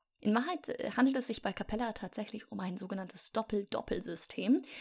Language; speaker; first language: German; native; German